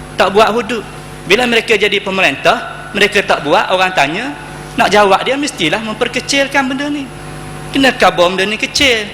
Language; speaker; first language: Malay; native; Malay